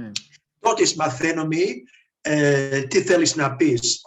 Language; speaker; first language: Greek; early bilingual, heritage; Greek